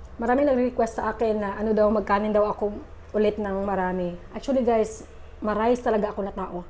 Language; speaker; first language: Filipino; non-native, local second language; Cebuano